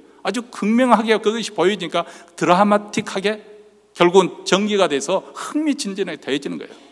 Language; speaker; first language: Korean; native; Korean